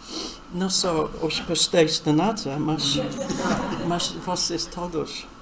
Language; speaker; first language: Portuguese; non-native, fluent; English